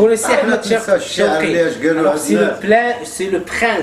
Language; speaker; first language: French; non-native, local second language; Arabic